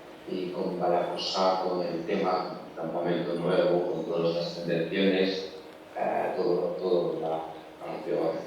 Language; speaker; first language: Spanish; non-native, learner; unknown